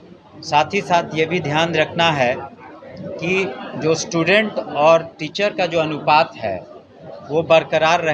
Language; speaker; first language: Hindi; native; Hindi